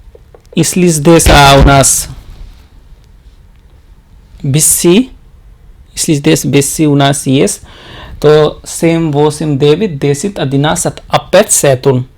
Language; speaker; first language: Russian; non-native, learner; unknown